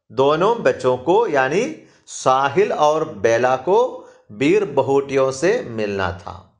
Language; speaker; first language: Hindi; non-native, local second language; Malayalam